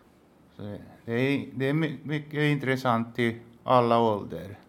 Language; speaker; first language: Swedish; non-native, local second language; Finnish